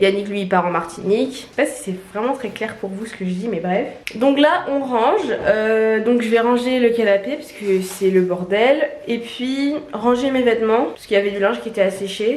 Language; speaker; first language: French; native; French